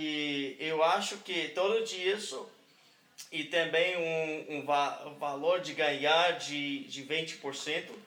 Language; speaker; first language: Portuguese; non-native, learner; English